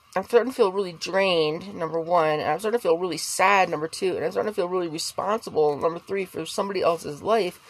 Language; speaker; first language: English; native; English